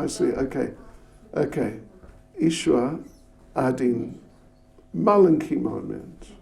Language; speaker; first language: Russian; non-native, learner; English